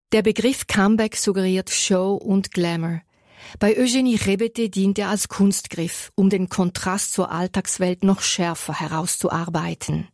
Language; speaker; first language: German; native; German